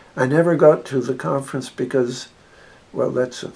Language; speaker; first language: English; native; English